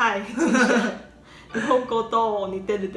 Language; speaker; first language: Japanese; non-native, learner; Chinese